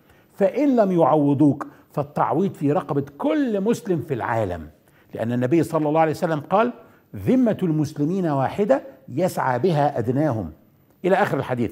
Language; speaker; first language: Arabic; native; Arabic